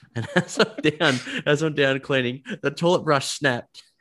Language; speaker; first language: English; native; English